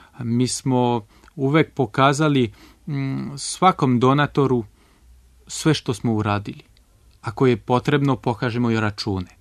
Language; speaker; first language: Serbian; non-native, fluent; French